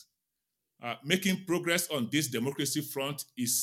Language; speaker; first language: English; non-native, local second language; Yoruba